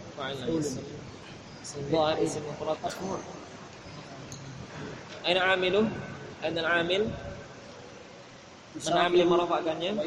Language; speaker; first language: Arabic; non-native, fluent; Indonesian